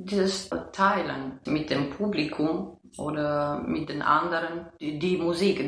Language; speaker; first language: German; non-native, fluent; Romanian